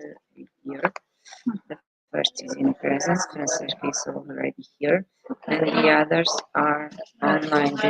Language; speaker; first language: English; non-native, fluent; Portuguese